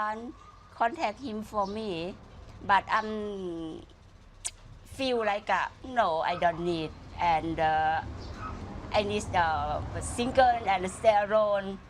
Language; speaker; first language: English; non-native, learner; Thai